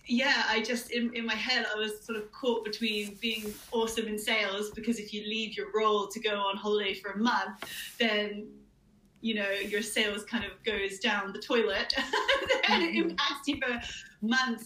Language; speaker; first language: English; native; English